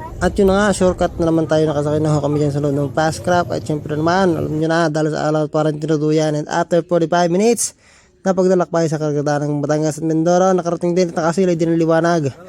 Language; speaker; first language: Filipino; native; Filipino